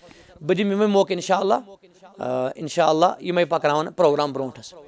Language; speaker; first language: Hindi; non-native, local second language; Kashmiri